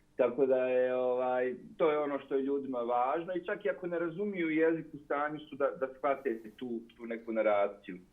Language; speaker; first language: Bosnian; native; Bosnian